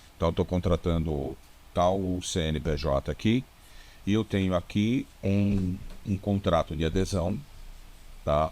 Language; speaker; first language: Portuguese; native; Portuguese